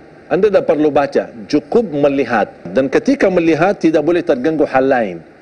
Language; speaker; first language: Indonesian; non-native, fluent; Arabic